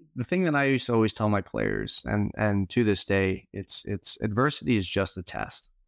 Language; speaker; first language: English; native; English